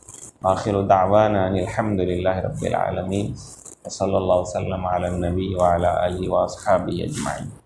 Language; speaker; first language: Arabic; non-native, fluent; Urdu